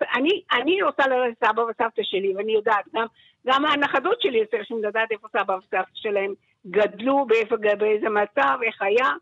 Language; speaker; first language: Hebrew; early bilingual, other home language; Persian